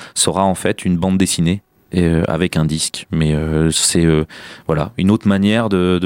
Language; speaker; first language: French; native; French